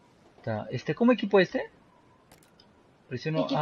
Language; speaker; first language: Spanish; non-native, fluent; Portuguese